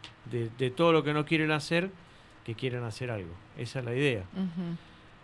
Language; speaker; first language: Spanish; native; Spanish